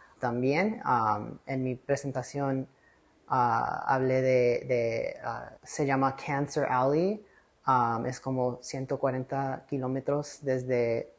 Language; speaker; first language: Spanish; early bilingual, heritage; English